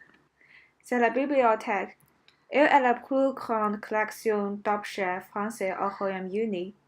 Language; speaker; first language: French; non-native, learner; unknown